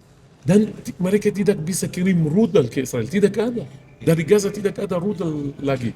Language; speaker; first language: Indonesian; non-native, fluent; Arabic